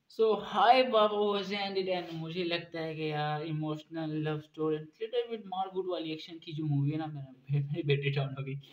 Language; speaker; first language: Hindi; native; Hindi